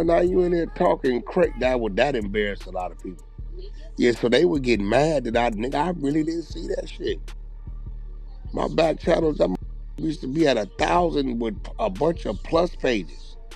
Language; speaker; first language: English; native; English